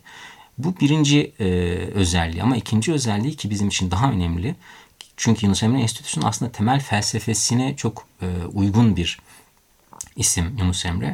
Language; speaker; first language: Turkish; native; Turkish